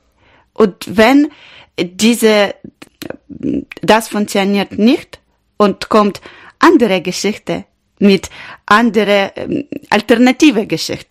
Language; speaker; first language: German; non-native, learner; Ukrainian